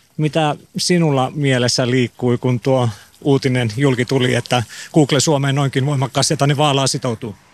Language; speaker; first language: Finnish; native; Finnish